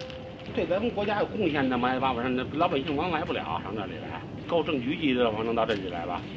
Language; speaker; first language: Chinese; native; Chinese